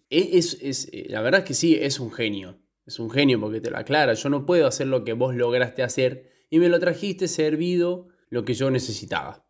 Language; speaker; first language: Spanish; native; Spanish